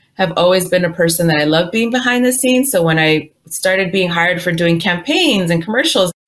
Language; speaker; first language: English; early bilingual, other home language; Spanish